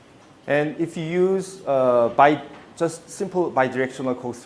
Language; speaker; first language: English; non-native, fluent; Korean